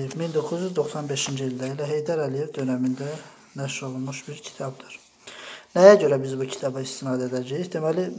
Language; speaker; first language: Azerbaijani; non-native, local second language; Talysh